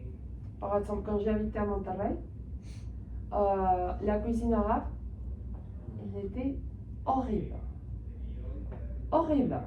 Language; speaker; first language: French; non-native, fluent; Spanish